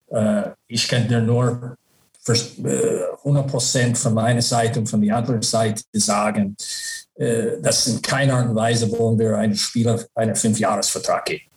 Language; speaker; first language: German; non-native, learner; English